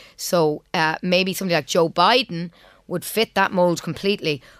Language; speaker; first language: English; native; English